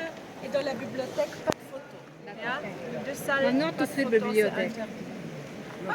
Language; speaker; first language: French; non-native, fluent; German